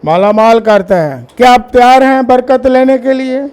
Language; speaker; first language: Urdu; non-native, local second language; Punjabi